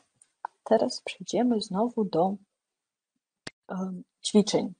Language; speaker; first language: Polish; non-native, fluent; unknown